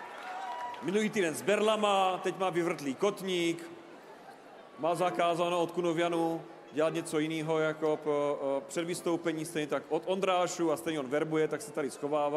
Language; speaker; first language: Czech; native; Czech